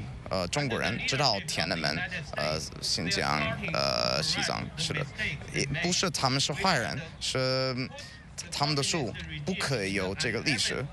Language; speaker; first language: Chinese; non-native, learner; English